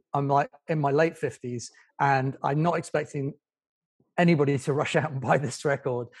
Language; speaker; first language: English; native; English